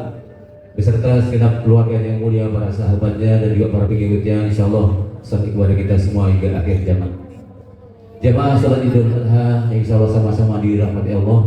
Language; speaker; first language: Indonesian; native; Indonesian